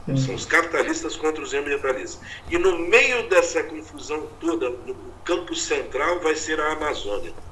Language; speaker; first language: Portuguese; native; Portuguese